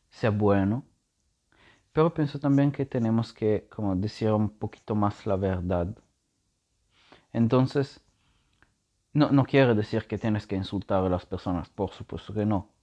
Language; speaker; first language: Spanish; non-native, learner; Italian